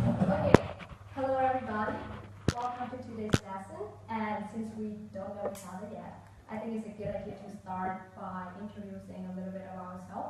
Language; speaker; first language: English; non-native, fluent; Vietnamese